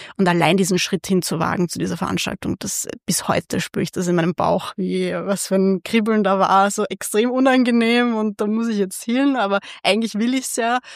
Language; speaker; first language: German; early bilingual, other home language; Hungarian